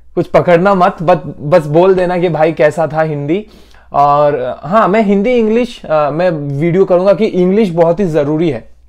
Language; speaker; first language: Hindi; non-native, local second language; Bangla